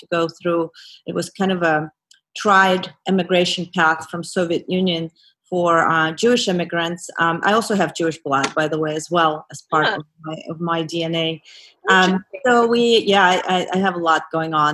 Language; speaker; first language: English; non-native, fluent; Azerbaijani